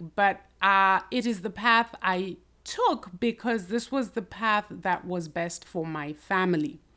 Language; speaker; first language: English; non-native, local second language; Shona